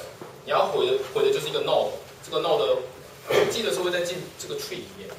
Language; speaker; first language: Chinese; native; Chinese